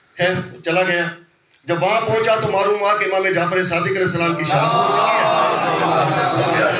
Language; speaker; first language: Urdu; non-native, local second language; Sindhi